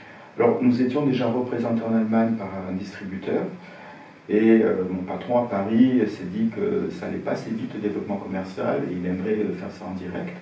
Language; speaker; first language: French; native; French